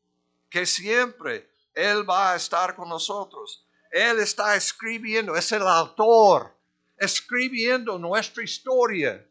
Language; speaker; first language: Spanish; non-native, fluent; English